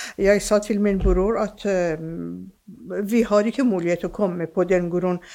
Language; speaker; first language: Norwegian; non-native, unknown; Persian